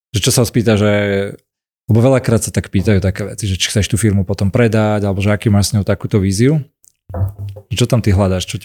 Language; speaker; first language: Slovak; native; Slovak